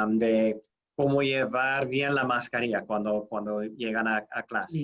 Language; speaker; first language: Spanish; non-native, fluent; English